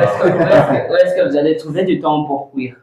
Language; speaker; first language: French; non-native, fluent; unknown